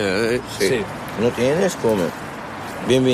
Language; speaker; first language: Spanish; non-native, learner; Arabic